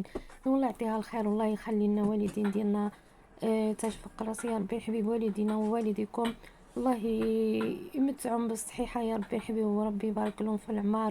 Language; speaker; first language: Arabic; native; Arabic